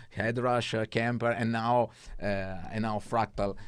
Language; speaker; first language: English; non-native, learner; Italian